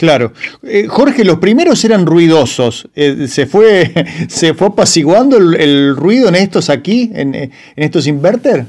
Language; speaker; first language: Spanish; native; Spanish